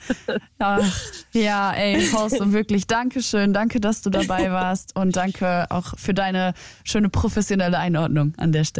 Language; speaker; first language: German; native; German